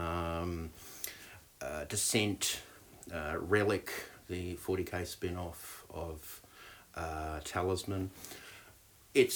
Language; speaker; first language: English; native; English